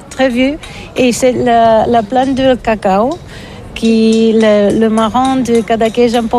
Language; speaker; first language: French; non-native, learner; Catalan